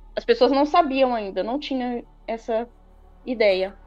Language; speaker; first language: Portuguese; native; Portuguese